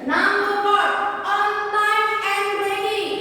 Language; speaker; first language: English; non-native, fluent; Indonesian